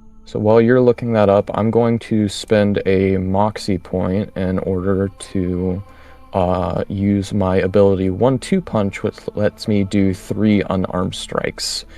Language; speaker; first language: English; native; English